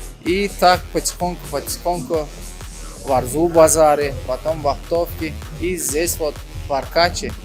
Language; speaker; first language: Russian; non-native, local second language; Turkmen